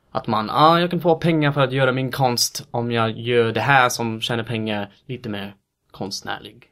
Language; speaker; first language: Swedish; non-native, fluent; English